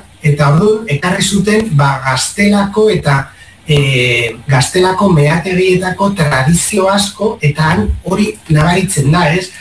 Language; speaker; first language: Basque; non-native, local second language; Spanish